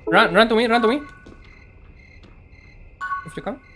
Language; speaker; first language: English; non-native, learner; Spanish